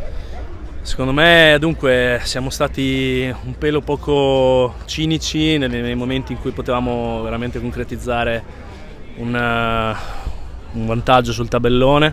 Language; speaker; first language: Italian; native; Italian